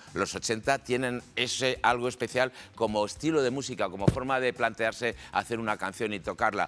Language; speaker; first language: Spanish; native; Spanish